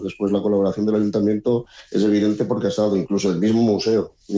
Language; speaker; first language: Spanish; native; Spanish